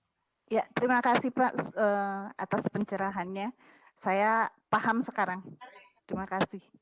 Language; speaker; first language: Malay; non-native, local second language; Sundanese